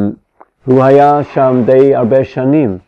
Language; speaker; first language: Hebrew; non-native, fluent; English